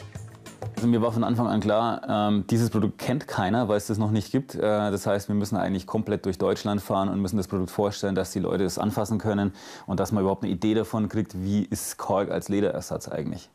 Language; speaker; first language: German; native; German